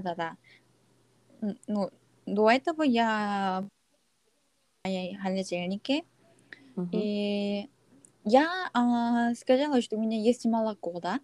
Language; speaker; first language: Russian; non-native, learner; Korean